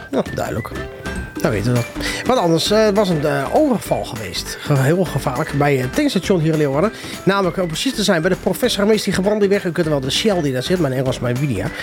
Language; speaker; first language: Dutch; non-native, fluent; English